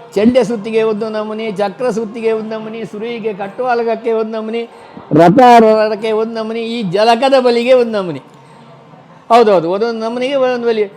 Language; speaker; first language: Kannada; non-native, local second language; Tulu